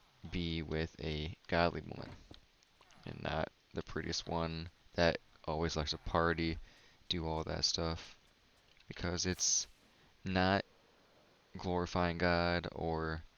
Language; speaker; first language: English; native; English